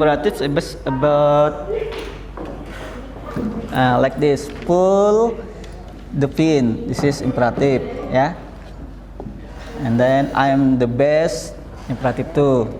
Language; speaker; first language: English; non-native, learner; Indonesian